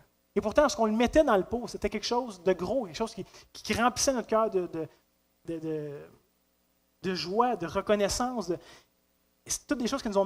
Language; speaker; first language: French; native; French